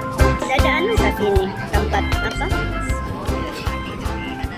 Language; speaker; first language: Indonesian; early bilingual, other home language; Filipino